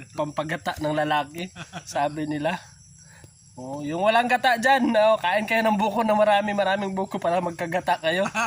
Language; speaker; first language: Filipino; non-native, local second language; Cebuano